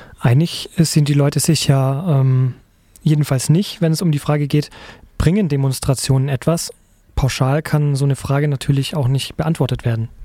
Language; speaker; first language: German; native; German